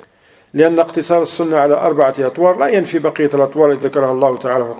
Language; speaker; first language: Arabic; non-native, fluent; English